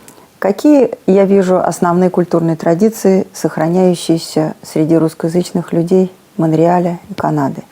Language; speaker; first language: Russian; native; Russian